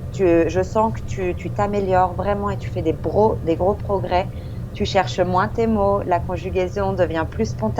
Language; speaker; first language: French; non-native, fluent; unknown